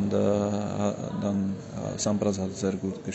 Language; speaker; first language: German; non-native, fluent; Slovak